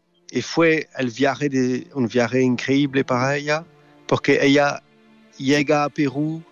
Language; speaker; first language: Spanish; non-native, fluent; French